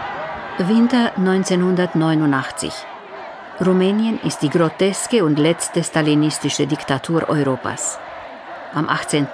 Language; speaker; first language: German; native; German